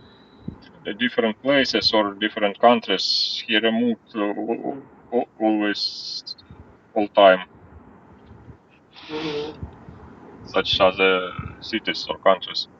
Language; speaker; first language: English; non-native, learner; Ukrainian